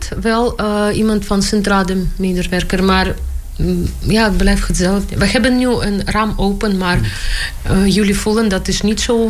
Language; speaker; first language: Dutch; non-native, learner; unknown